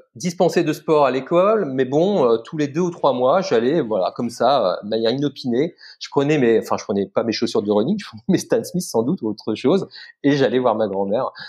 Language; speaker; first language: French; native; French